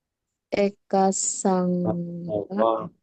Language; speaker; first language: Japanese; non-native, learner; Indonesian